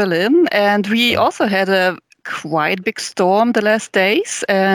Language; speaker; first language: English; non-native, fluent; German